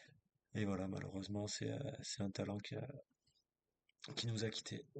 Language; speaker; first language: French; native; French